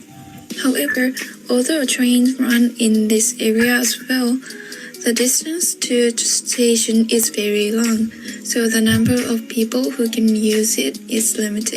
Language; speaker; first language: English; non-native, learner; Japanese